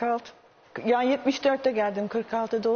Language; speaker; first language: Turkish; non-native, fluent; English